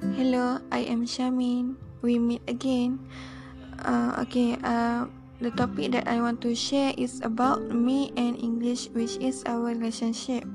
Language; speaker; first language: English; non-native, learner; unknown